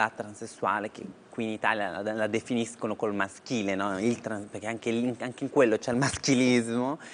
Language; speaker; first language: Italian; native; Italian